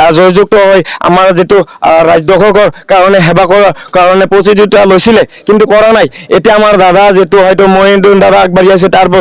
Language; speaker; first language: Assamese; non-native, local second language; Bangla